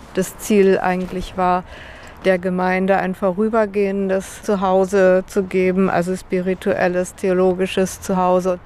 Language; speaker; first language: German; native; German